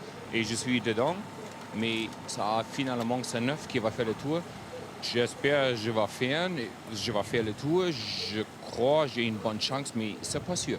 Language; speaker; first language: French; non-native, fluent; German